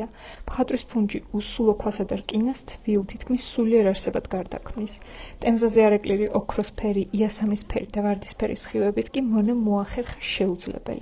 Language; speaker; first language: Georgian; native; Georgian